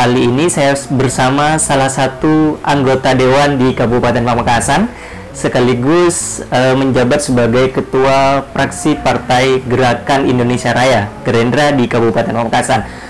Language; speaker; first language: Indonesian; non-native, local second language; Madurese